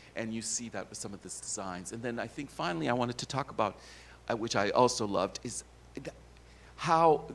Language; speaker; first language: English; native; English